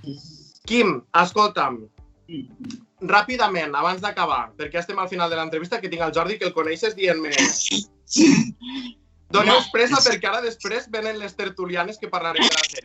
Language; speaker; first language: Catalan; native; Catalan